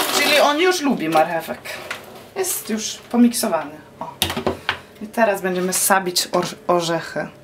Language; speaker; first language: Polish; non-native, learner; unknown